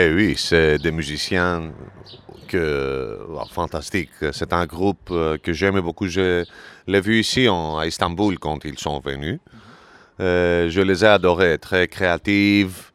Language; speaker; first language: French; non-native, learner; Greek